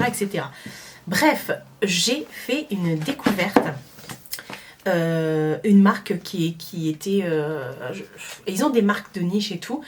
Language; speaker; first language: French; native; French